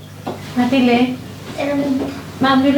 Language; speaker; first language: Indonesian; native; Indonesian